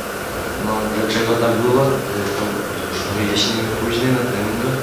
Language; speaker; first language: Polish; non-native, fluent; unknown